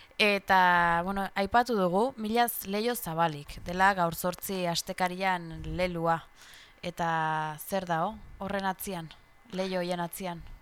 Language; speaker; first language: Basque; native; Basque